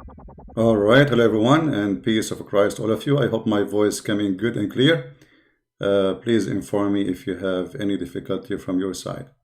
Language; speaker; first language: English; non-native, fluent; Arabic